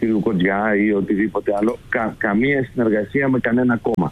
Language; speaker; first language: Greek; native; Greek